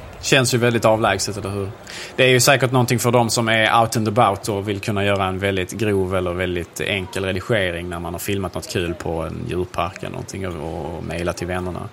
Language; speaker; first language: Swedish; native; Swedish